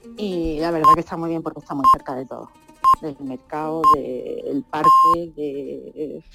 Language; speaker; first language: Spanish; native; Spanish